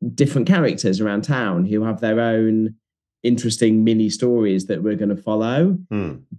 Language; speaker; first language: English; native; English